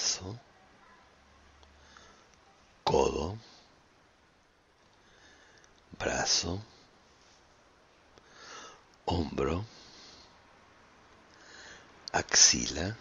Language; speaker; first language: Spanish; native; Spanish